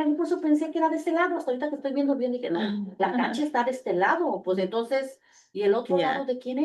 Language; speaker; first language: Spanish; native; Spanish